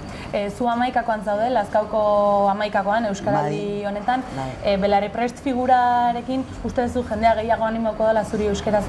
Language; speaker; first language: Basque; native; Basque